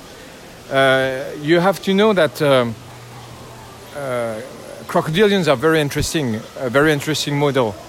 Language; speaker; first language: English; non-native, learner; French